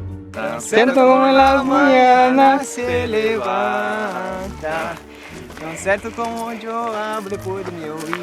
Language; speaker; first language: Spanish; non-native, learner; Portuguese